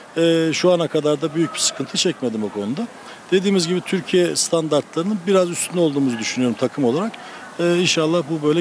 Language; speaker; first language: Turkish; native; Turkish